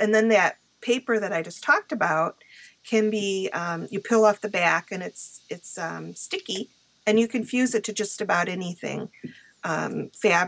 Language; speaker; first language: English; native; English